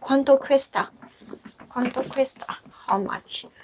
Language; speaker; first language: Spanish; non-native, learner; Chinese